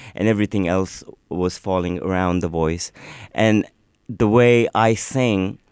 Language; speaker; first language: English; non-native, local second language; Urdu